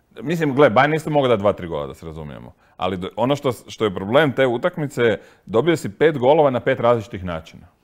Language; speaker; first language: Croatian; native; Croatian